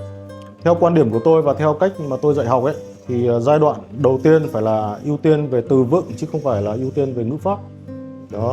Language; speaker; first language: Vietnamese; native; Vietnamese